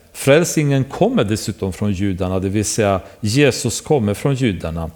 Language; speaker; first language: Swedish; non-native, fluent; Romanian